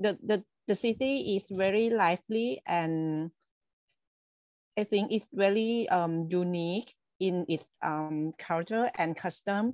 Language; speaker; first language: English; non-native, learner; Thai